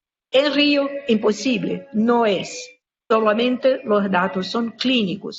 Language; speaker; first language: Spanish; non-native, fluent; Portuguese